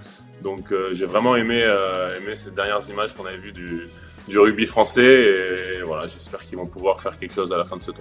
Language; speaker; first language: French; native; French